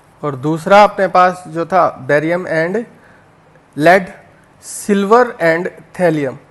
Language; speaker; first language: Hindi; native; Hindi